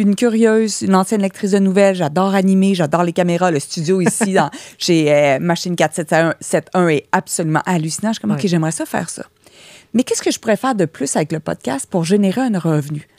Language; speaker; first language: French; native; French